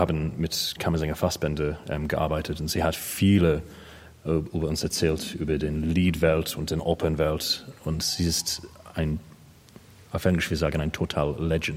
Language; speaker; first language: German; non-native, learner; English